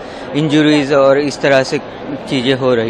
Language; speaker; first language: Hindi; native; Hindi